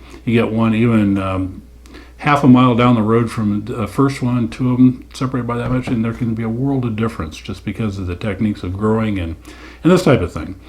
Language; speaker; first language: English; native; English